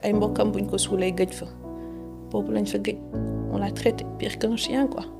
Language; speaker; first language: Wolof; early bilingual, other home language; Lingala